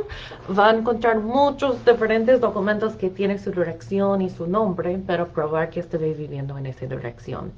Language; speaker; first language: Spanish; non-native, fluent; English